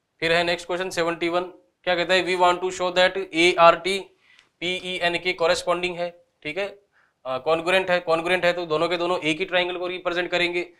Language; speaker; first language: Hindi; native; Hindi